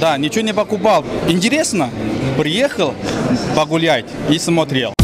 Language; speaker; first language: Russian; non-native, learner; Chinese